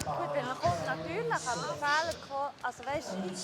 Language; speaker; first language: German; native; German